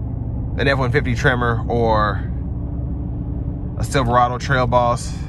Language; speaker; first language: English; native; English